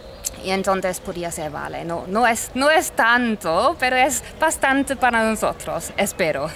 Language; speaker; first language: Spanish; non-native, fluent; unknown